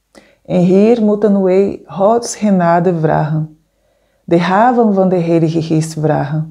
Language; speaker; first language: Dutch; non-native, fluent; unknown